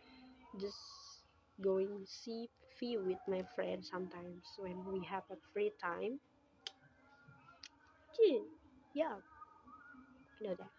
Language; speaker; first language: English; non-native, local second language; Indonesian